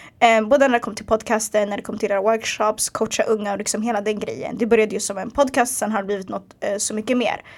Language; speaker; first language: Swedish; early bilingual, other home language; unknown